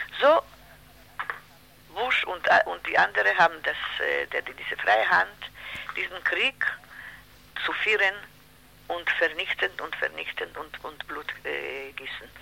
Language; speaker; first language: German; non-native, learner; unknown